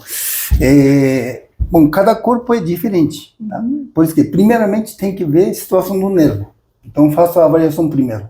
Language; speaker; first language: Portuguese; non-native, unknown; Japanese